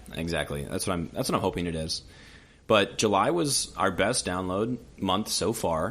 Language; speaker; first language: English; native; English